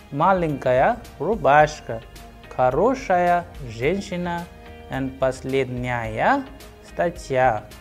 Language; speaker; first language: Russian; non-native, fluent; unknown